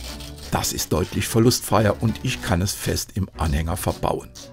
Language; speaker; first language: German; native; German